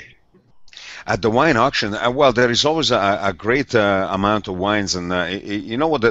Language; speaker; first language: English; non-native, fluent; Italian